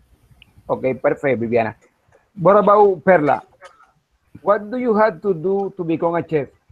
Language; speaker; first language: English; non-native, learner; Spanish